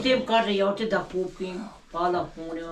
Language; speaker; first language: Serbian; non-native, local second language; Albanian